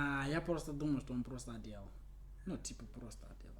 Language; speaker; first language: Russian; non-native, fluent; English